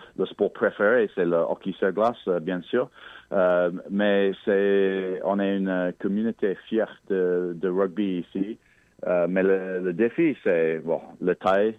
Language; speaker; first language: French; non-native, local second language; English